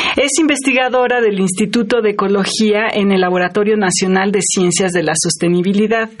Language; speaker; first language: Spanish; native; Spanish